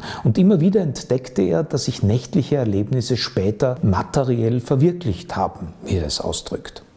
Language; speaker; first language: German; native; German